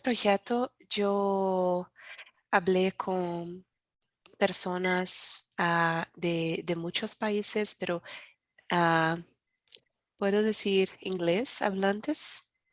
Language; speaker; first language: Spanish; non-native, learner; Portuguese